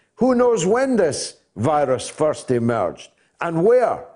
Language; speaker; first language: English; native; English